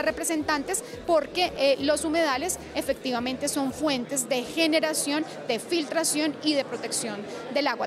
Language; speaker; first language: Spanish; native; Spanish